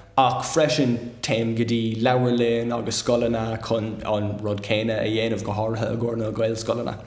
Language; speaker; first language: Irish; non-native, local second language; English